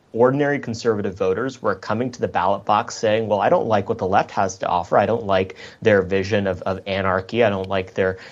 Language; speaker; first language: English; native; English